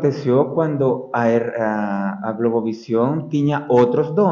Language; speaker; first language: Portuguese; non-native, fluent; Spanish